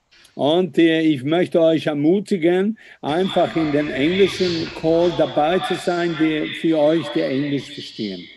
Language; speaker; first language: German; non-native, fluent; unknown